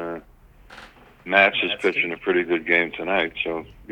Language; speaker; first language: English; native; English